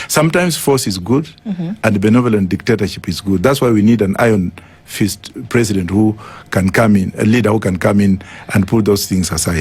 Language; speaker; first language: English; non-native, local second language; Luyia